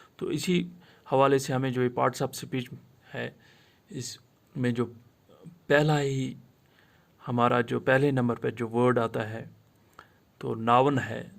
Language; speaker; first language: Urdu; non-native, local second language; Kashmiri